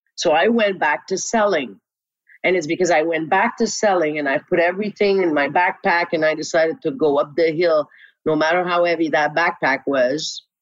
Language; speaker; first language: English; non-native, local second language; French